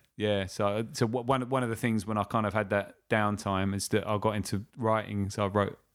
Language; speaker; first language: English; native; English